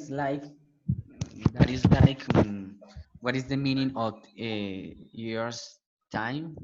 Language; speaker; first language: English; non-native, learner; Spanish